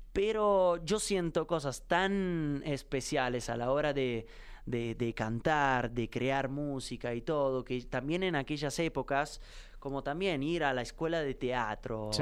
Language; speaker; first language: Spanish; non-native, fluent; Italian